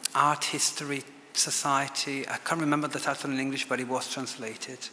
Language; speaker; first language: English; non-native, fluent; Italian